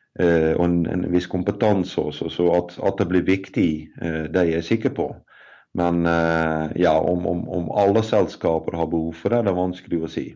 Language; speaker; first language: Norwegian; non-native, fluent; Dutch